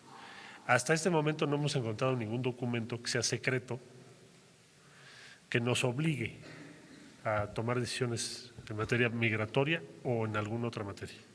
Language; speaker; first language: Spanish; native; Spanish